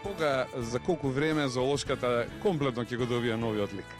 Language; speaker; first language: Macedonian; native; Macedonian